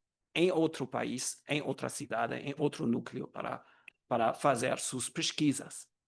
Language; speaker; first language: Portuguese; non-native, learner; German